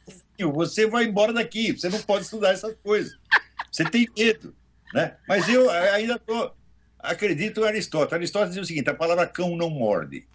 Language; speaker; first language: Portuguese; native; Portuguese